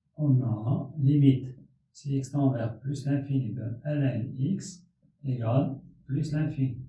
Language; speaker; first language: French; non-native, local second language; Arabic